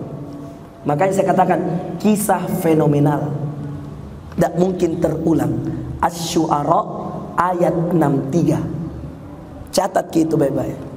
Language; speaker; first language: Indonesian; native; Indonesian